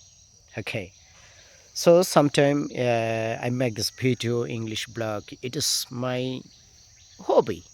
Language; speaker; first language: English; non-native, learner; Bangla